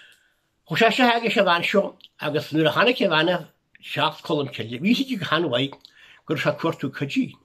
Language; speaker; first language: Irish; native; Irish